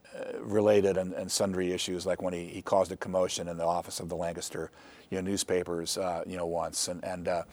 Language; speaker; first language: English; native; English